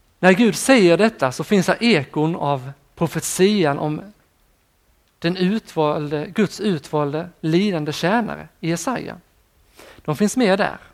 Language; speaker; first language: Swedish; native; Swedish